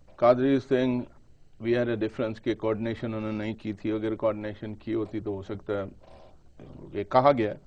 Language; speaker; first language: Urdu; non-native, local second language; Pashto